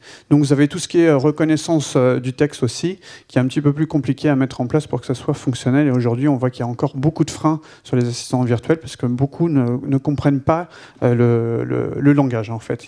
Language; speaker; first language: French; native; French